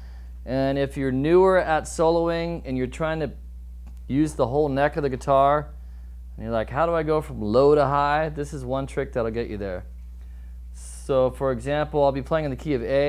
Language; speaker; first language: English; native; English